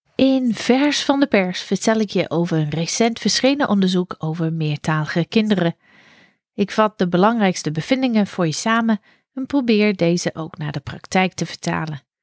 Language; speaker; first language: Dutch; non-native, fluent; English